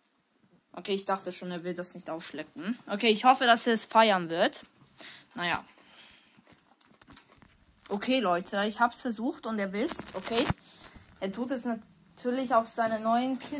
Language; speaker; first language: German; early bilingual, other home language; Hungarian